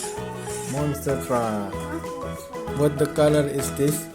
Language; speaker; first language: English; non-native, learner; Indonesian